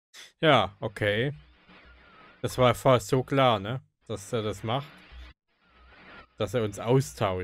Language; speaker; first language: German; native; German